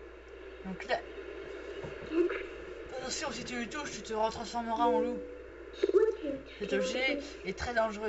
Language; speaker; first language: French; native; French